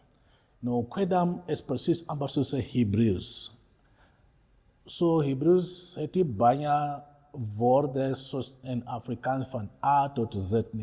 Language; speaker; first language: Afrikaans; non-native, local second language; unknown